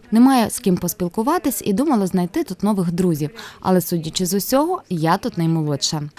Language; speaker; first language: Ukrainian; native; Ukrainian